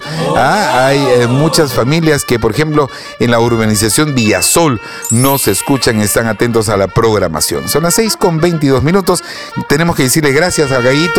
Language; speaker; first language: Spanish; native; Spanish